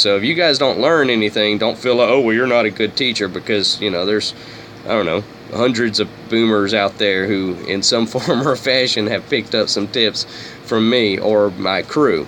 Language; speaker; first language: English; native; English